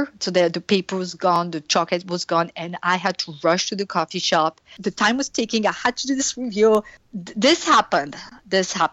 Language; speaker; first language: English; non-native, fluent; French